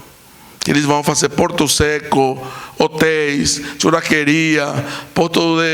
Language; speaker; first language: Portuguese; non-native, fluent; Spanish